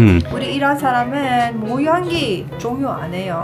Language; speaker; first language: Korean; non-native, learner; Persian